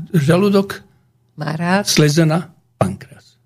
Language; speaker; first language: Slovak; non-native, learner; Croatian